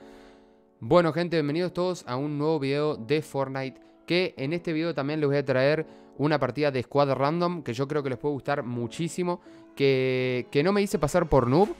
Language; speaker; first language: Spanish; native; Spanish